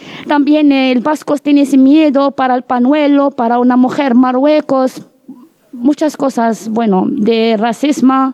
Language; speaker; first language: Spanish; non-native, learner; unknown